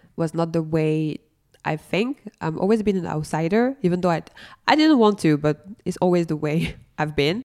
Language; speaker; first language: English; non-native, fluent; French